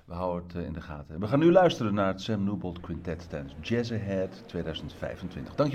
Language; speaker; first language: Dutch; native; Dutch